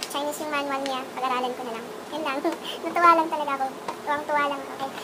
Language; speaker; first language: Filipino; non-native, local second language; Cebuano